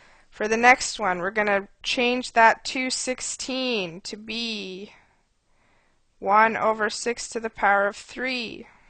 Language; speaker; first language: English; native; English